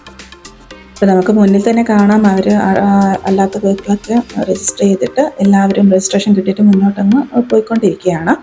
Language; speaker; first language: Malayalam; native; Malayalam